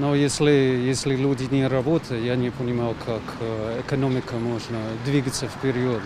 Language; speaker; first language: Russian; non-native, fluent; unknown